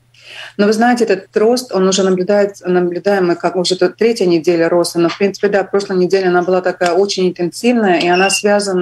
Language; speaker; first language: Russian; non-native, local second language; Latvian